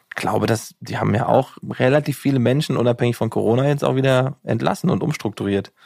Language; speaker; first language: German; native; German